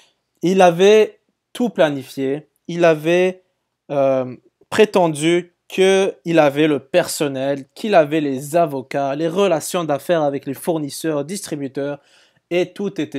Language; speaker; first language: French; native; French